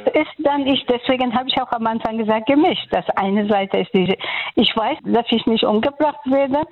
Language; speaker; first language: German; non-native, fluent; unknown